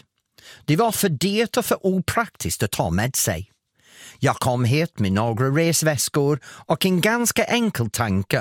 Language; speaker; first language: Swedish; non-native, fluent; English